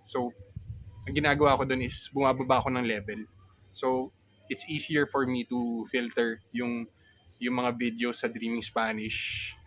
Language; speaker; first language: Filipino; native; Filipino